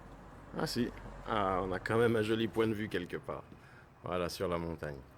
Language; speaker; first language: French; native; French